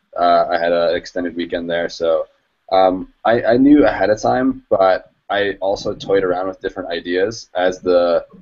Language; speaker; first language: English; native; English